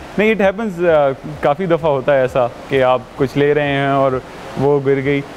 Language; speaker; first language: Urdu; native; Urdu